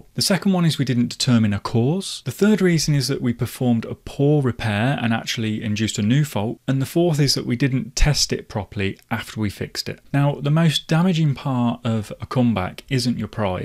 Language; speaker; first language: English; native; English